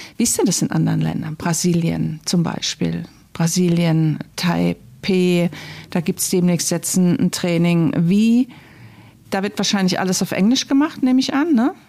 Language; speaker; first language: German; native; German